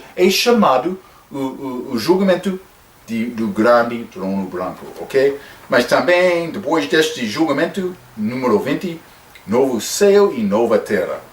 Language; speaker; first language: Portuguese; non-native, fluent; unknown